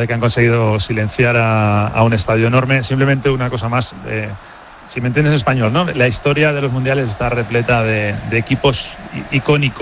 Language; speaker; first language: Spanish; native; Spanish